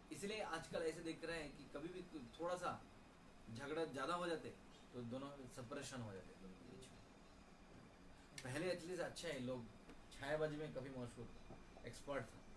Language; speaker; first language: Hindi; non-native, local second language; Bangla